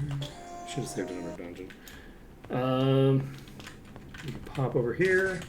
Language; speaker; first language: English; native; English